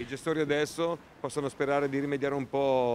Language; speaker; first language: Italian; native; Italian